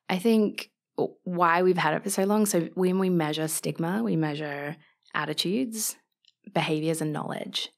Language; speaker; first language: English; native; English